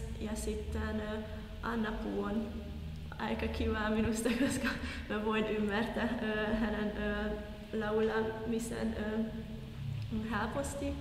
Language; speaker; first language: Finnish; non-native, fluent; Hungarian